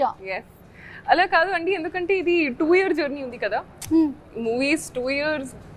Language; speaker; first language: Telugu; non-native, learner; Hindi